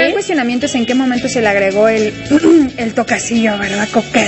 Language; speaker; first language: Spanish; native; Spanish